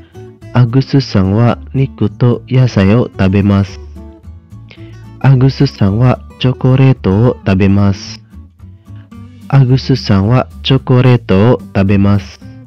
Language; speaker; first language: Japanese; non-native, fluent; Indonesian